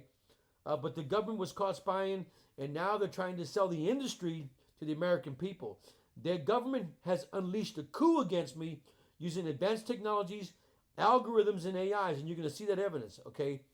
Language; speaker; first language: English; native; English